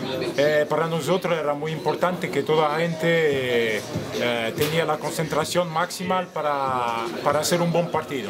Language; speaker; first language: Spanish; non-native, fluent; Portuguese